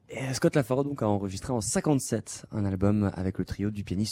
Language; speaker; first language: French; native; French